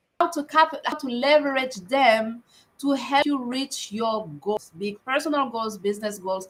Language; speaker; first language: English; non-native, fluent; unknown